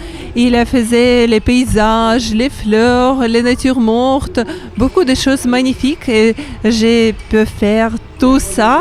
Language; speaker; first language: French; non-native, learner; Ukrainian